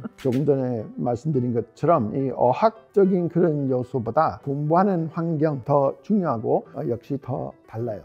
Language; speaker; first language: Korean; non-native, fluent; English